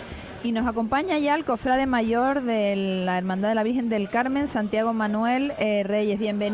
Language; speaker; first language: Spanish; native; Spanish